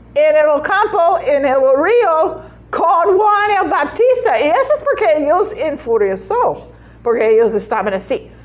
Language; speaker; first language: Spanish; non-native, learner; English